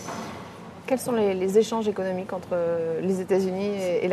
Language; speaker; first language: French; native; French